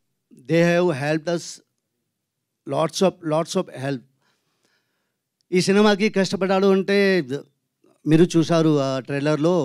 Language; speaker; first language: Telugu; non-native, learner; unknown